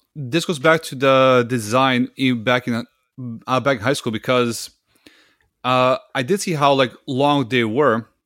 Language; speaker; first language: English; non-native, fluent; Serbian